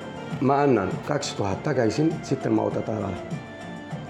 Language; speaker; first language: Finnish; non-native, learner; Turkish